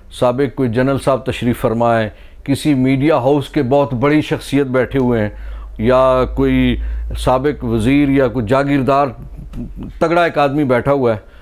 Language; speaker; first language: Urdu; non-native, local second language; Pahari-Potwari